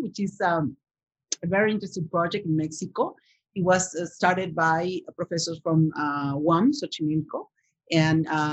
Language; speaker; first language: English; non-native, fluent; Spanish